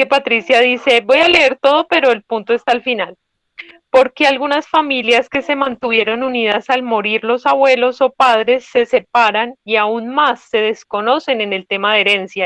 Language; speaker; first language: Spanish; native; Spanish